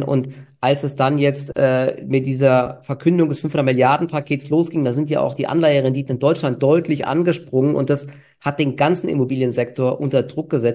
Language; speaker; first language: German; native; German